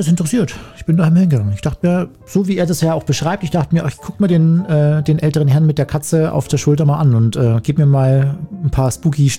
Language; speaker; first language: German; native; German